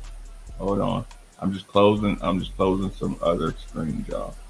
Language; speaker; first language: English; native; English